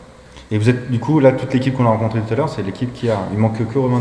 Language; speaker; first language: French; native; French